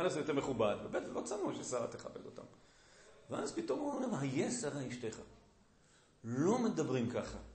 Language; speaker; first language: Hebrew; native; Hebrew